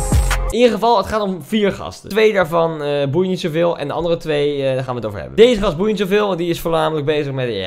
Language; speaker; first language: Dutch; native; Dutch